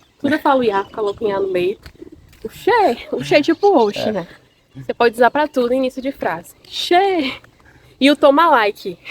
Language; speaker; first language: Portuguese; native; Portuguese